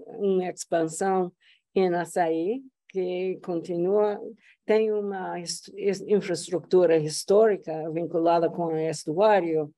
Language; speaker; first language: Portuguese; non-native, fluent; English